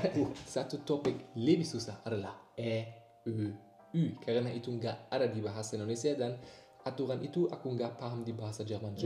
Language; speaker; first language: Indonesian; non-native, learner; German